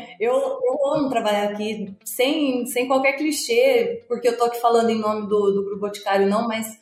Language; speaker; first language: Portuguese; native; Portuguese